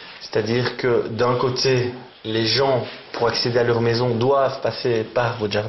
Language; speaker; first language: French; native; French